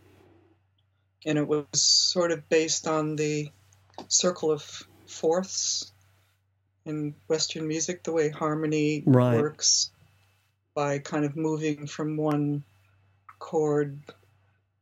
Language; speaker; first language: English; native; English